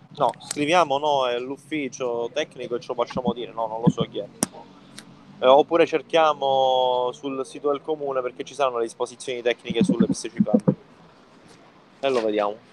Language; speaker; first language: Italian; native; Italian